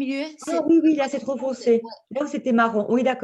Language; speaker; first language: French; native; French